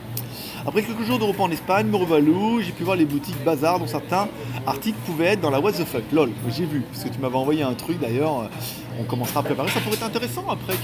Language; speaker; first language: French; native; French